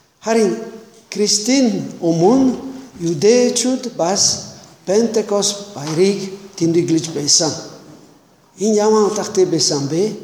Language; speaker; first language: Mongolian; non-native, learner; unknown